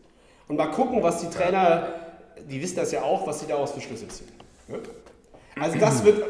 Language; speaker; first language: German; native; German